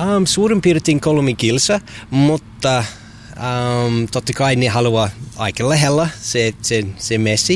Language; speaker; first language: Finnish; non-native, learner; English